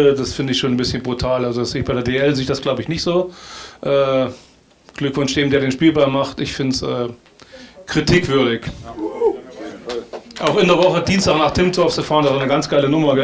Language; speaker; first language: German; native; German